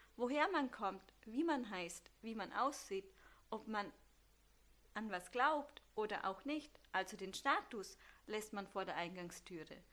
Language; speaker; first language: German; early bilingual, other home language; Turkish